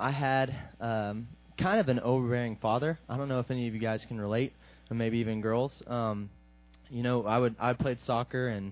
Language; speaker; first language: English; native; English